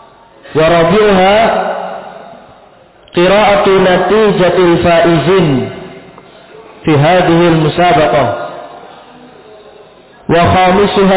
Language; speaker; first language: Arabic; non-native, fluent; Indonesian